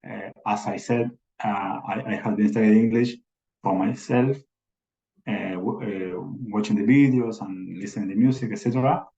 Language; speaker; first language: English; non-native, learner; Spanish